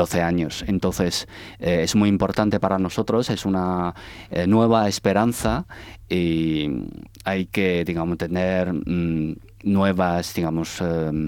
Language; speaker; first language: Spanish; non-native, learner; Chinese